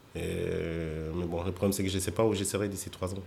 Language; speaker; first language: French; non-native, fluent; Portuguese